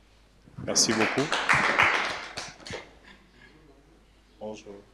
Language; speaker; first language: French; non-native, local second language; Swahili